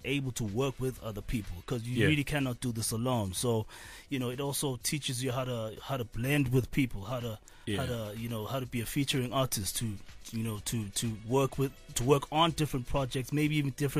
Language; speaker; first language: English; non-native, local second language; Swati